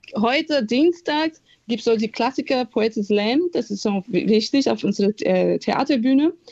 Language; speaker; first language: German; non-native, fluent; Portuguese